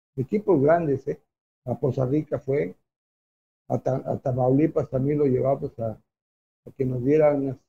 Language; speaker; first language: Spanish; native; Spanish